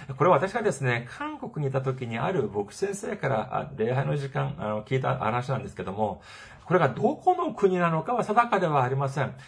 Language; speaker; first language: Japanese; non-native, fluent; Korean